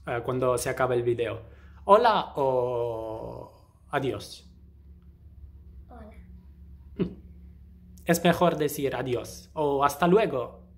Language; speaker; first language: Spanish; non-native, fluent; Italian